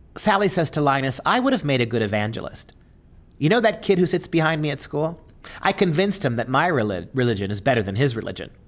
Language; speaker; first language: English; native; English